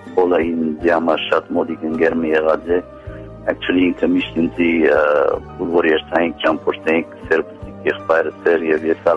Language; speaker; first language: Armenian; early bilingual, heritage; Armenian